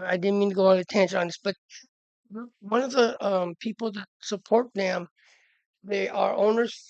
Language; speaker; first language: English; native; English